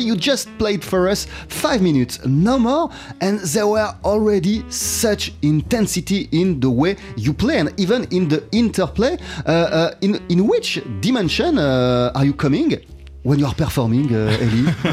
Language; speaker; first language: English; non-native, fluent; French